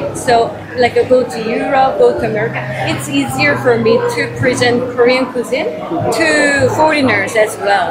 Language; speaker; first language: English; non-native, fluent; Korean